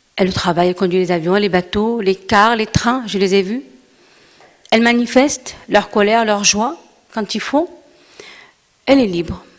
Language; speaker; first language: French; non-native, local second language; Arabic